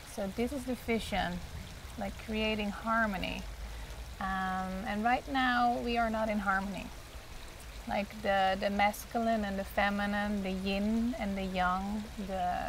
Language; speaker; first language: English; non-native, fluent; Dutch